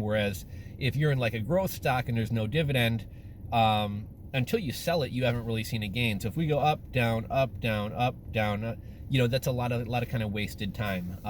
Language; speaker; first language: English; native; English